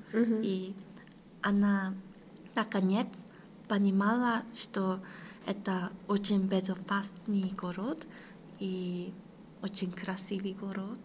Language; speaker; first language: Russian; non-native, learner; Korean